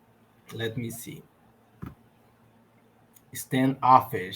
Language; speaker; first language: English; non-native, learner; Portuguese